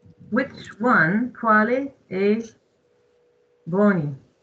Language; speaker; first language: Italian; non-native, learner; English